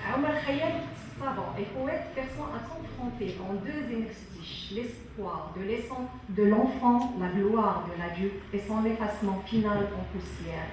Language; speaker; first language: French; non-native, local second language; Arabic